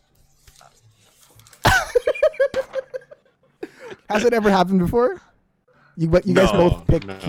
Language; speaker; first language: English; non-native, local second language; Filipino